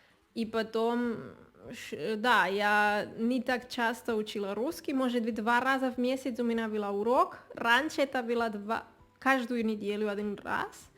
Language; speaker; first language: Russian; non-native, learner; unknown